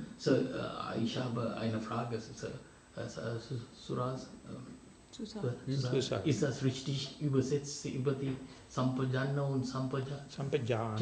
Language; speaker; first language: German; non-native, fluent; Sinhala